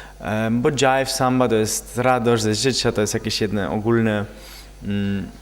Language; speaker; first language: Polish; non-native, fluent; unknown